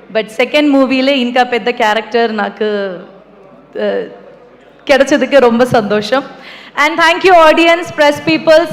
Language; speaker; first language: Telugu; non-native, learner; Malayalam